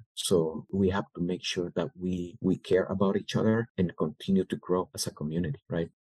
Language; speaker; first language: English; early bilingual, other home language; Spanish